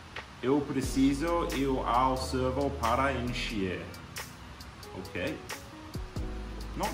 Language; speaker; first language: Portuguese; non-native, learner; English